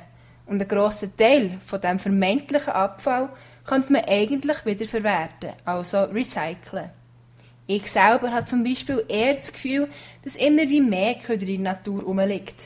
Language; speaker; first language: German; native; German